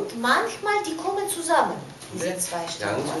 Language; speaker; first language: German; non-native, fluent; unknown